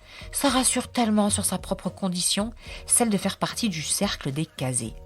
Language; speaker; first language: French; native; French